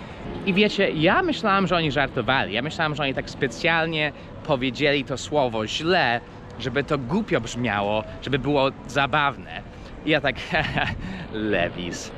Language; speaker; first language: Polish; early bilingual, heritage; English